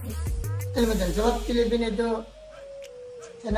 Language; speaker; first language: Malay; non-native, local second language; Filipino